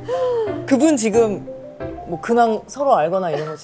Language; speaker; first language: Korean; native; Korean